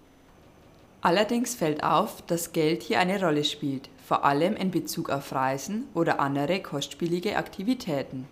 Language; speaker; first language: German; native; German